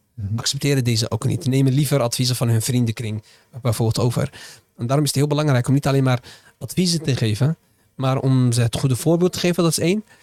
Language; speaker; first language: Dutch; early bilingual, other home language; Arabic